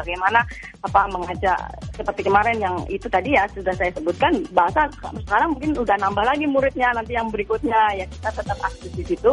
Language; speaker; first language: Indonesian; native; Indonesian